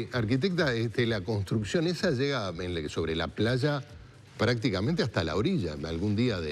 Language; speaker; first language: Spanish; native; Spanish